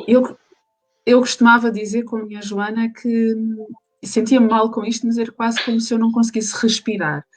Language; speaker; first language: Portuguese; native; Portuguese